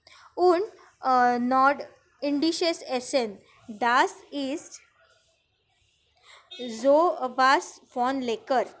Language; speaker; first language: German; non-native, learner; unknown